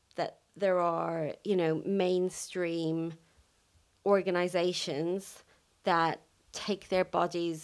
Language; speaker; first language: English; native; English